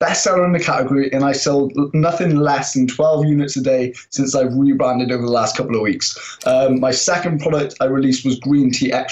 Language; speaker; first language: English; native; English